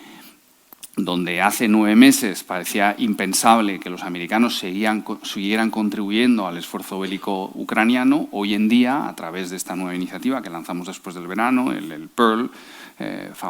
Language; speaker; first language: Spanish; native; Spanish